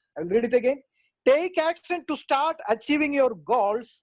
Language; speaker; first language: English; non-native, local second language; Malayalam